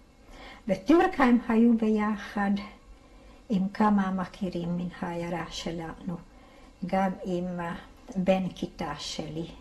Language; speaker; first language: Hebrew; non-native, fluent; Hungarian